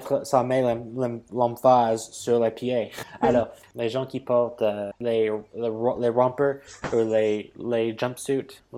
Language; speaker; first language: French; non-native, fluent; English